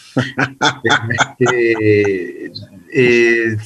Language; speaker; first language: Spanish; native; Spanish